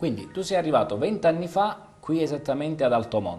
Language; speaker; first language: Italian; native; Italian